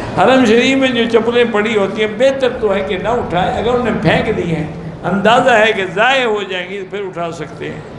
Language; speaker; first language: Urdu; native; Urdu